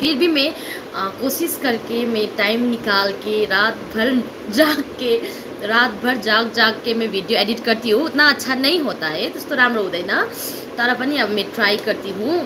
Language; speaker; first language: Hindi; non-native, learner; Nepali